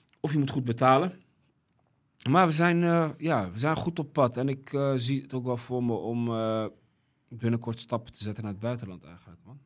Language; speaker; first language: Dutch; early bilingual, other home language; Riffian